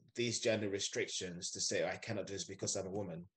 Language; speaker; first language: English; non-native, local second language; Yoruba